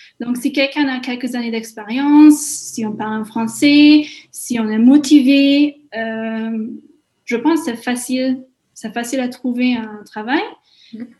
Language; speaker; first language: French; non-native, fluent; Hungarian